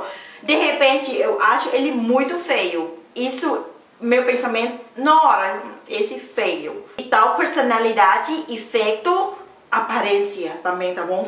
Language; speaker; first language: Portuguese; non-native, learner; Thai